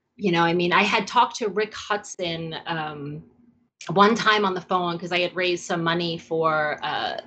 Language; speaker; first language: English; native; English